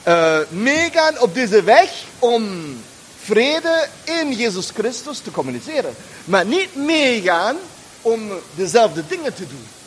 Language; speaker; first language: Dutch; non-native, fluent; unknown